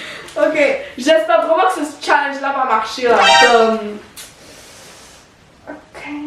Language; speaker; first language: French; early bilingual, other home language; Spanish